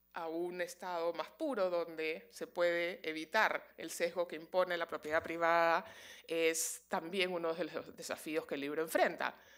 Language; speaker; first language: Spanish; native; Spanish